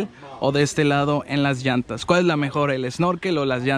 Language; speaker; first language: Spanish; native; Spanish